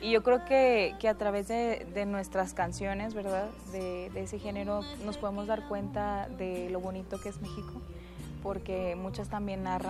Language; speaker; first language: Spanish; native; Spanish